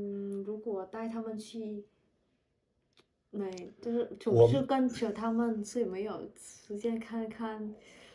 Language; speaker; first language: Chinese; non-native, learner; Vietnamese